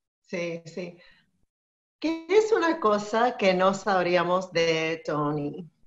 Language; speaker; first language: Spanish; early bilingual, heritage; Spanish